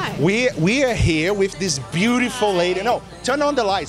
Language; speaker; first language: English; non-native, fluent; Portuguese